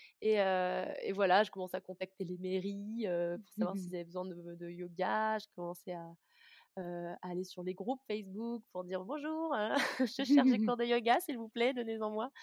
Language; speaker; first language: French; native; French